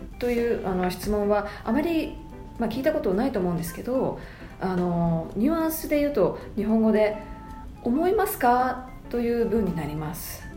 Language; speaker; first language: Japanese; early bilingual, heritage; Japanese